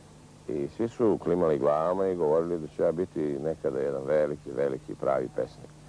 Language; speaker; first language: Bosnian; native; Bosnian